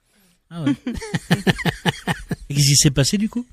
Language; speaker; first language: French; native; French